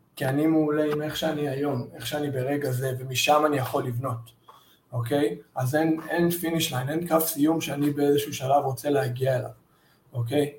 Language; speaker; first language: Hebrew; early bilingual, heritage; Hebrew